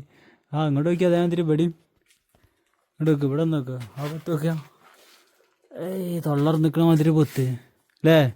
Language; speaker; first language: Malayalam; native; Malayalam